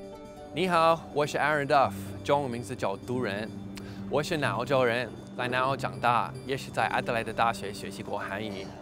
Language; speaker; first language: Chinese; non-native, fluent; English